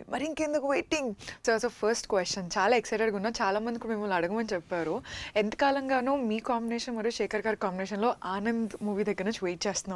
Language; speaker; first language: Telugu; native; Telugu